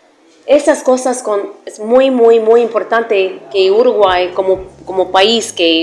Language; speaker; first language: Spanish; non-native, fluent; Arabic